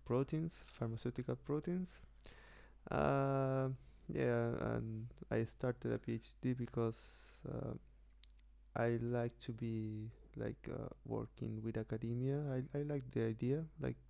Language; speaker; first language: English; non-native, fluent; Spanish